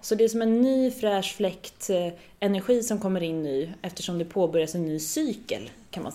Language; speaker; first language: Swedish; native; Swedish